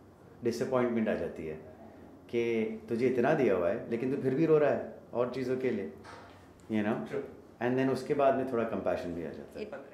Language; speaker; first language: Hindi; native; Hindi